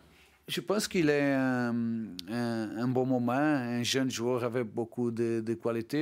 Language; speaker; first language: French; non-native, learner; Portuguese